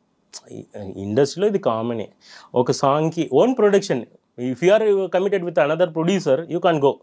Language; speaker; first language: Telugu; non-native, fluent; Tamil